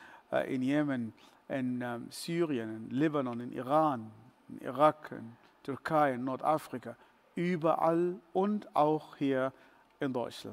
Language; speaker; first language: German; non-native, fluent; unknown